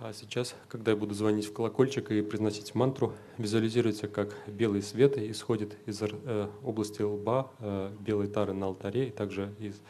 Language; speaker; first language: Russian; native; Russian